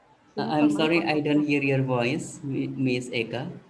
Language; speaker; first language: English; non-native, fluent; Indonesian